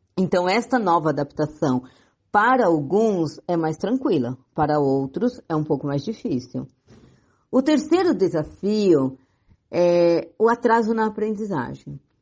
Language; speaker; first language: Portuguese; native; Portuguese